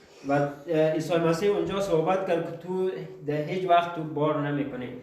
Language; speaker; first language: Persian; early bilingual, heritage; Persian